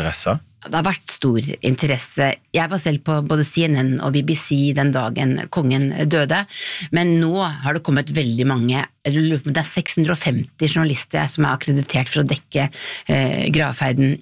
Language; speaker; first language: Norwegian; native; Norwegian